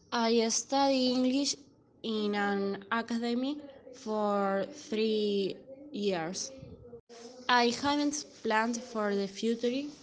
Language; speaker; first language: English; non-native, learner; Spanish